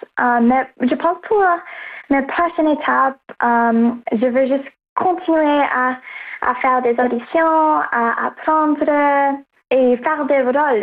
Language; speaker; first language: French; non-native, local second language; English